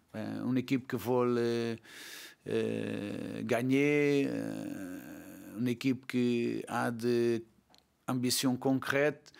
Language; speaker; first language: French; non-native, learner; Portuguese